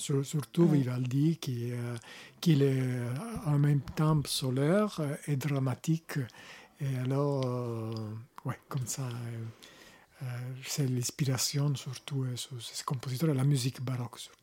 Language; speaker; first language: French; non-native, learner; Italian